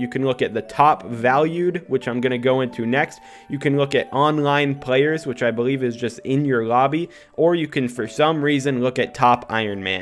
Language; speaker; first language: English; native; English